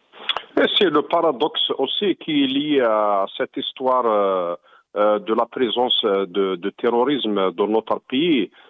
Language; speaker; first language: French; non-native, local second language; Arabic